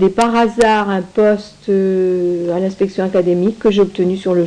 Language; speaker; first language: French; native; French